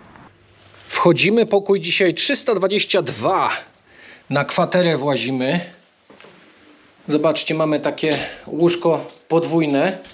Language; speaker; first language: Polish; native; Polish